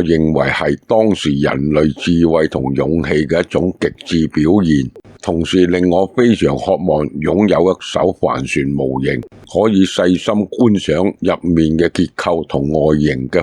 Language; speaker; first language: Cantonese; native; Cantonese